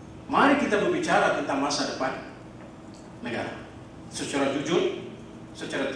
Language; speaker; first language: Malay; native; Malay